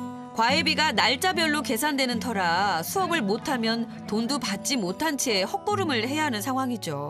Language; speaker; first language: Korean; native; Korean